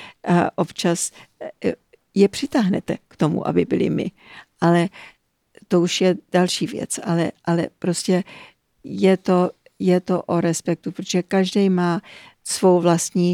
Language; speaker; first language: Czech; early bilingual, heritage; Czech